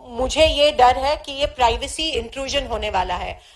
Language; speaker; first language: Hindi; non-native, local second language; Marathi